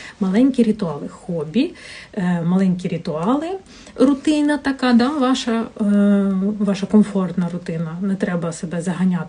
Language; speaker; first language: Ukrainian; non-native, local second language; Russian